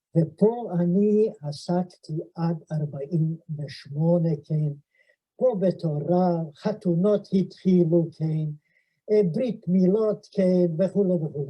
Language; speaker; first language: Hebrew; non-native, fluent; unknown